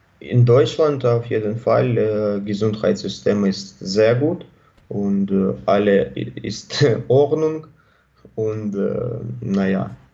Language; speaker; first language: German; non-native, learner; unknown